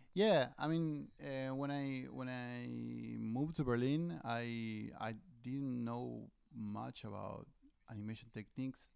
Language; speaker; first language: English; non-native, fluent; Spanish